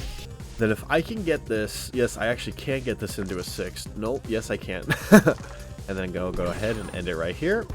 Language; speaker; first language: English; native; English